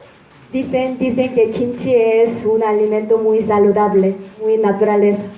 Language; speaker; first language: Spanish; non-native, fluent; Korean